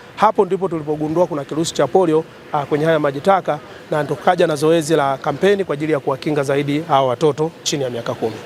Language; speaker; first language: Swahili; native; Swahili